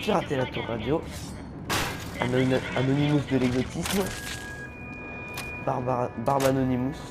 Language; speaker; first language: French; native; French